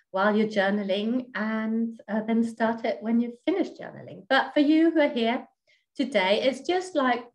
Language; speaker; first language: English; non-native, fluent; Danish